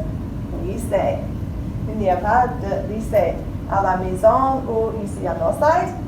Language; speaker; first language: French; non-native, fluent; English